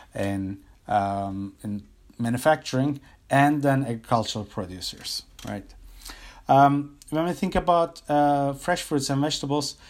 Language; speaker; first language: English; non-native, fluent; Turkish